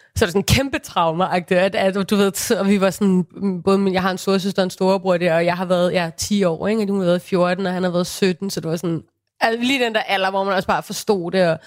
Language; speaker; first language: Danish; native; Danish